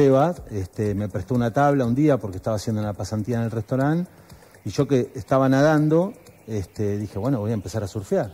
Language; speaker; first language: Spanish; native; Spanish